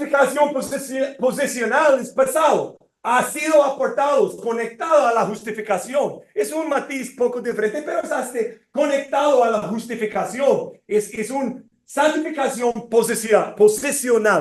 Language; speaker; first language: Spanish; non-native, fluent; English